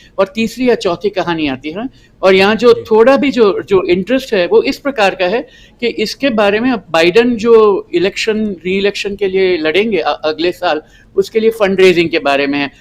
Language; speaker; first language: Hindi; non-native, local second language; Gujarati